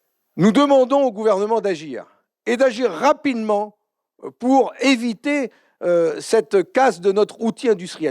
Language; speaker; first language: French; native; French